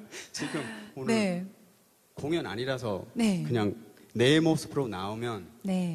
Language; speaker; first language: Korean; early bilingual, heritage; English